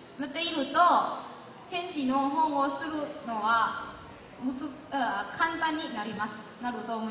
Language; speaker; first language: Japanese; non-native, learner; Lao